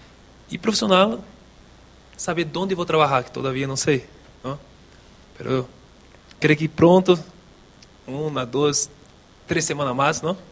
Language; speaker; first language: Spanish; non-native, local second language; Portuguese